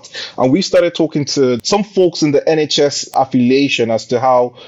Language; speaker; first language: English; non-native, local second language; Yoruba